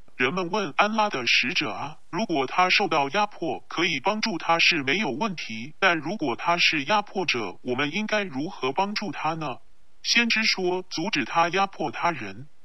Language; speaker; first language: Chinese; non-native, local second language; Cantonese